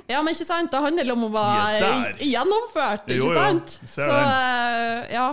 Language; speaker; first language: Norwegian; native; Norwegian